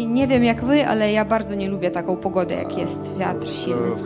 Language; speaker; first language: Polish; non-native, fluent; Russian